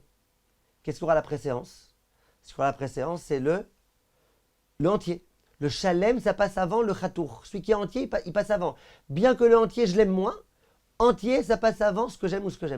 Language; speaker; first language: French; native; French